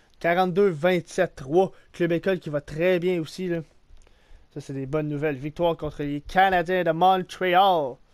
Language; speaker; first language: French; native; French